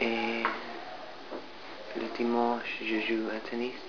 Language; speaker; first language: French; non-native, learner; English